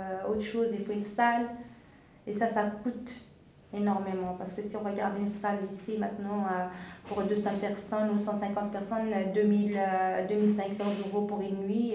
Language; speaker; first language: French; non-native, local second language; Arabic